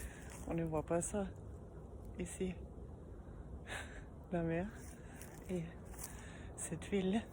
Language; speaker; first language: French; non-native, fluent; German